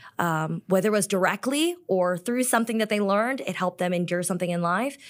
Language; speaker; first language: English; early bilingual, other home language; Korean